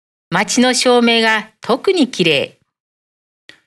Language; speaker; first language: Japanese; native; Japanese